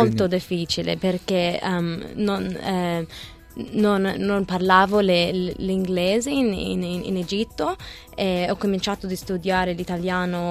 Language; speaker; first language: Italian; early bilingual, other home language; Arabic